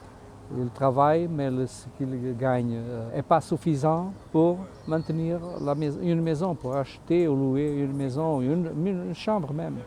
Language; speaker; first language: French; non-native, fluent; Portuguese